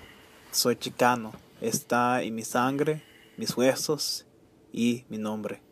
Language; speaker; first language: Spanish; early bilingual, heritage; Spanish